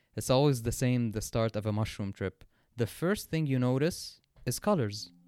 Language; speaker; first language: English; non-native, local second language; Arabic